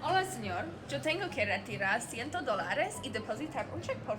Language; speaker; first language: Spanish; non-native, learner; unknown